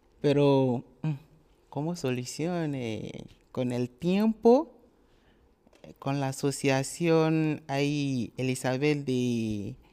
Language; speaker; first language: Spanish; non-native, learner; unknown